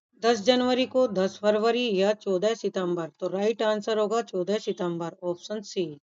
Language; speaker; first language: Hindi; native; Hindi